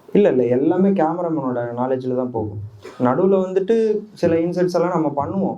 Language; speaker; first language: Tamil; native; Tamil